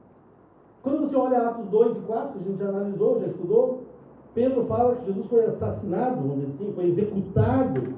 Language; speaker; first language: Portuguese; native; Portuguese